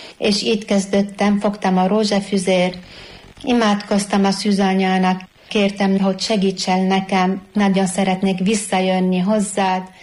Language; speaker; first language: Hungarian; non-native, fluent; Arabic